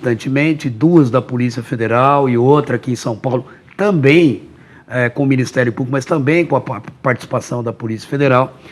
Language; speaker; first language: Portuguese; native; Portuguese